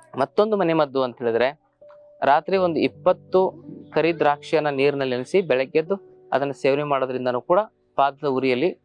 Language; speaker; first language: Kannada; native; Kannada